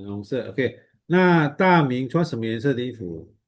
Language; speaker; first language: Chinese; non-native, fluent; Indonesian